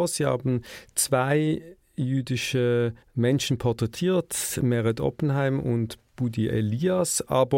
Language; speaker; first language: German; native; German